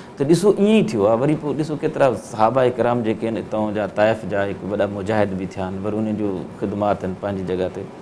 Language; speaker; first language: Sindhi; native; Sindhi